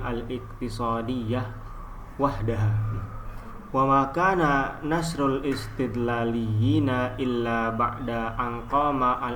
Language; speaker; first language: Arabic; non-native, learner; Indonesian